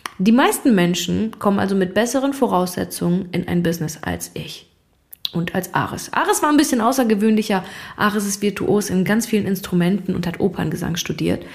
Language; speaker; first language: German; early bilingual, other home language; Russian